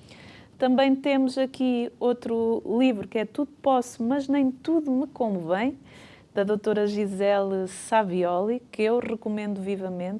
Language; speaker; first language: Portuguese; native; Portuguese